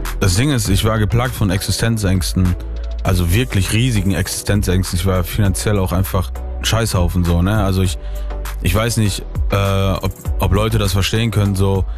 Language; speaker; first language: German; early bilingual, other home language; Italian